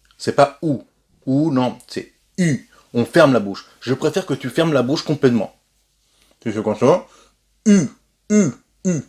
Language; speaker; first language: French; native; French